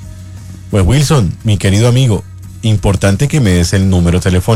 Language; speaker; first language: Spanish; native; Spanish